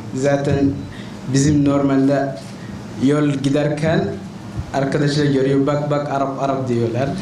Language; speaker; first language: Turkish; non-native, learner; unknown